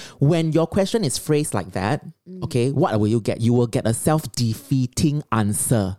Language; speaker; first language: English; non-native, local second language; Chinese